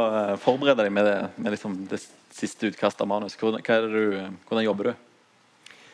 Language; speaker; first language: Norwegian; native; Norwegian